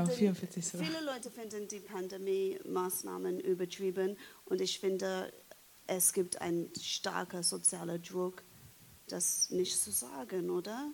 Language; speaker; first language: German; non-native, fluent; English